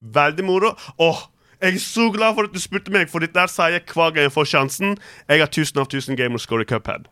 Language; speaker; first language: Norwegian; early bilingual, other home language; Turkish